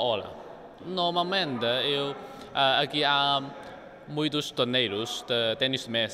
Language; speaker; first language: Portuguese; non-native, local second language; Chinese